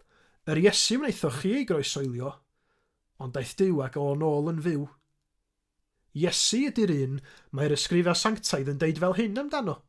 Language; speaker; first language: Welsh; native; Welsh